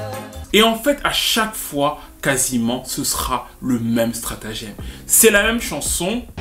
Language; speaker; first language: French; native; French